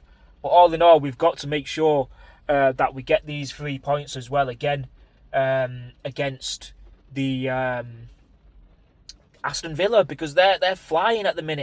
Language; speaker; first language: English; native; English